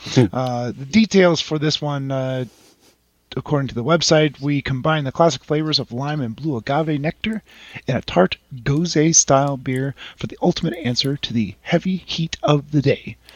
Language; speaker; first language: English; native; English